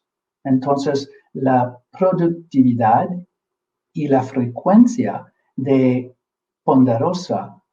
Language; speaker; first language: Spanish; non-native, fluent; English